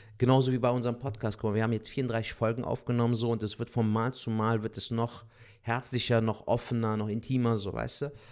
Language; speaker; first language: German; early bilingual, other home language; Turkish